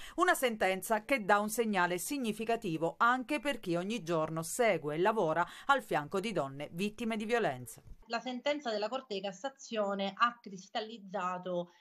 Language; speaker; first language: Italian; non-native, fluent; Polish